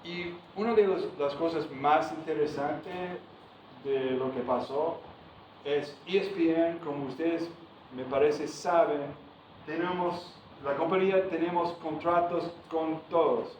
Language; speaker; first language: Spanish; non-native, fluent; English